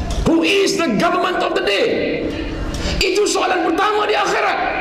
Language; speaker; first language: English; non-native, local second language; Malay